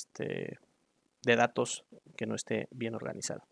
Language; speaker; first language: Spanish; native; Spanish